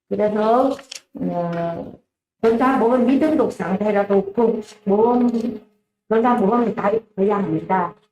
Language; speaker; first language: Korean; non-native, learner; Vietnamese